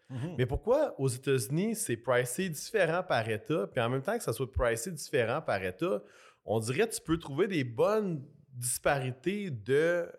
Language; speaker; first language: French; native; French